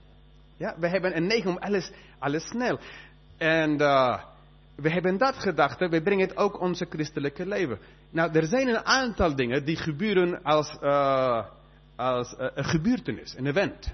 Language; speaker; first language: Dutch; non-native, fluent; English